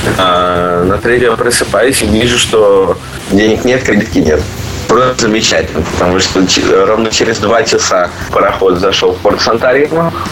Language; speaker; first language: Russian; native; Russian